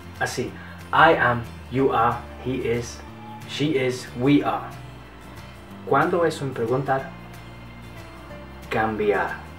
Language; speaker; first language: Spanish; non-native, learner; English